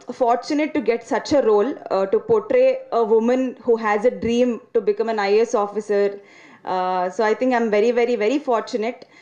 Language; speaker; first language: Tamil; non-native, learner; Telugu